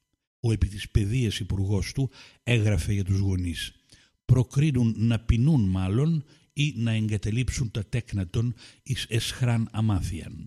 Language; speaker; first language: Greek; native; Greek